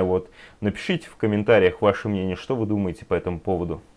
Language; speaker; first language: Russian; native; Russian